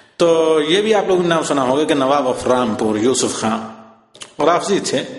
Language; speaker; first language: Urdu; native; Urdu